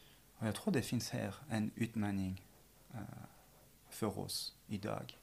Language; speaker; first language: Swedish; non-native, fluent; French